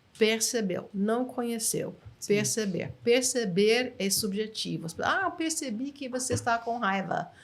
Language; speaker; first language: Portuguese; non-native, fluent; English